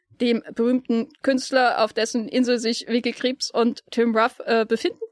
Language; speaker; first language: German; native; German